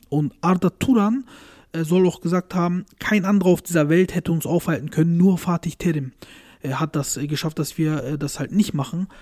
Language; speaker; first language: German; early bilingual, other home language; Turkish